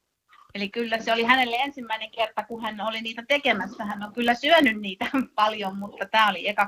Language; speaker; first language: Finnish; native; Finnish